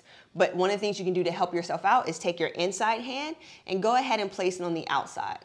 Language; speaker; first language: English; native; English